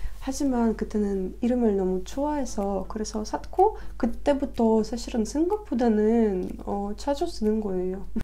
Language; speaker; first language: Korean; non-native, learner; Russian